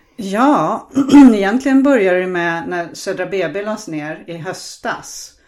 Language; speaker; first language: Swedish; non-native, fluent; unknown